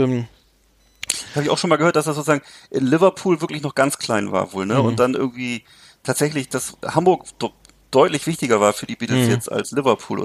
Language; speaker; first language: German; native; German